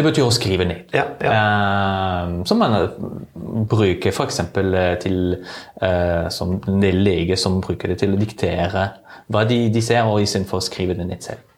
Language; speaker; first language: Norwegian; non-native, fluent; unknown